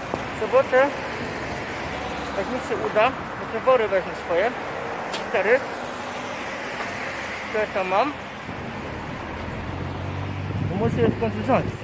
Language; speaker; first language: Polish; native; Polish